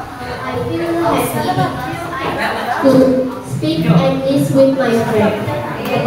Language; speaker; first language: English; non-native, learner; Indonesian